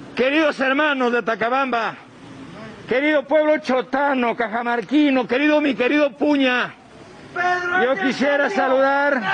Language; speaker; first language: Spanish; native; Spanish